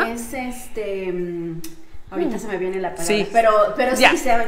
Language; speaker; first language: Spanish; native; Spanish